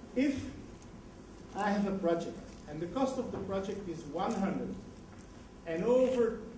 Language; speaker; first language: English; non-native, fluent; Dutch